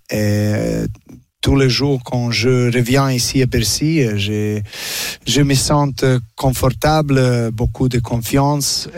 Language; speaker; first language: French; non-native, learner; Serbian